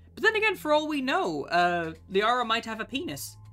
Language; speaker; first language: English; native; English